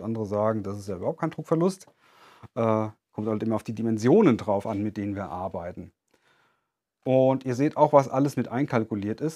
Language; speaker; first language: German; native; German